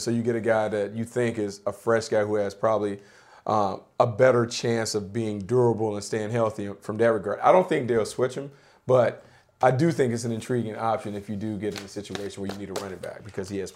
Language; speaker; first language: English; native; English